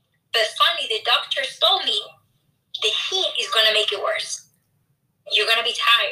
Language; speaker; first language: English; non-native, fluent; Spanish